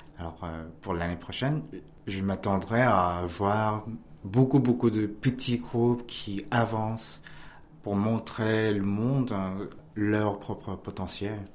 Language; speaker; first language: French; non-native, fluent; Korean